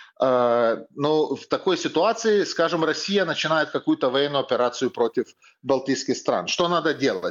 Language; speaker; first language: Russian; non-native, fluent; Lithuanian